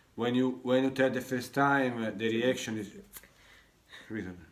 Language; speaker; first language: English; non-native, learner; Italian